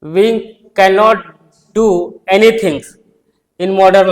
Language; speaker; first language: English; non-native, learner; Hindi